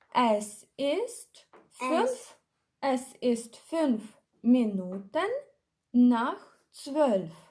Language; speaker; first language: German; non-native, fluent; Ukrainian